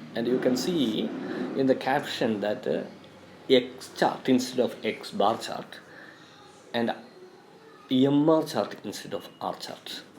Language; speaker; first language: English; non-native, local second language; Malayalam